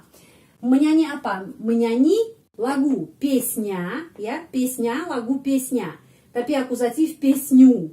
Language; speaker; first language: Indonesian; non-native, fluent; Russian